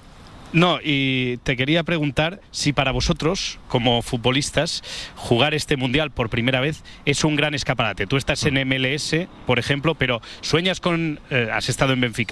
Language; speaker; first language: Spanish; native; Spanish